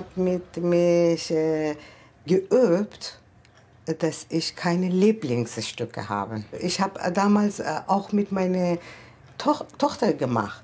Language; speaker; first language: German; non-native, learner; Persian